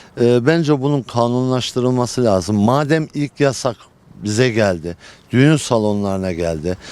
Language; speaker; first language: Turkish; native; Turkish